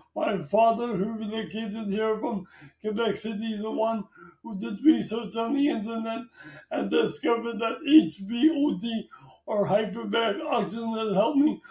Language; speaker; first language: English; native; English